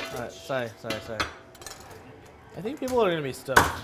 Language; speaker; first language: English; native; English